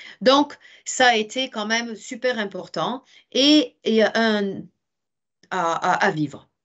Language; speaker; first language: French; native; French